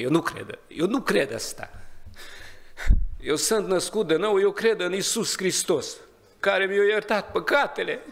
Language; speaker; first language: Romanian; non-native, learner; Hungarian